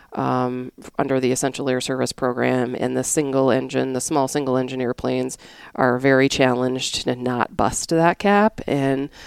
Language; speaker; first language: English; native; English